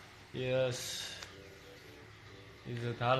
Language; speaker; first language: English; non-native, learner; Korean